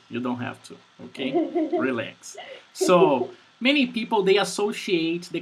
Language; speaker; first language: English; non-native, fluent; Portuguese